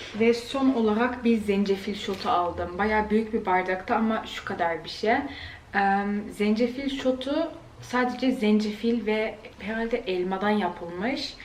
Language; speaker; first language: Turkish; early bilingual, heritage; Turkish